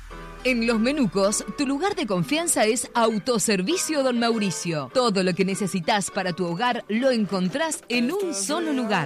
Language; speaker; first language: Spanish; native; Spanish